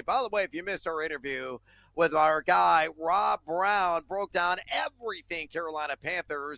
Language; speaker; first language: English; native; English